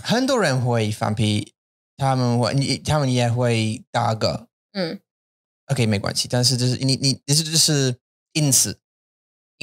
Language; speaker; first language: Chinese; non-native, learner; English